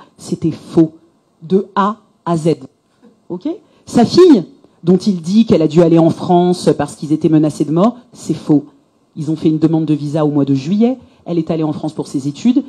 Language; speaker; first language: French; native; French